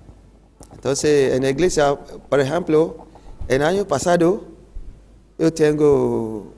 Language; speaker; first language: Spanish; non-native, learner; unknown